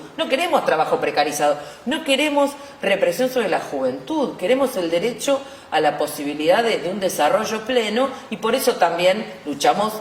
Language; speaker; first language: Spanish; native; Spanish